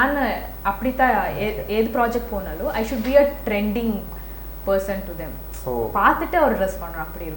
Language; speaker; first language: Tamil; non-native, learner; Kannada